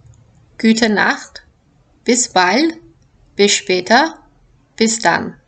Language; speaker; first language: German; non-native, fluent; English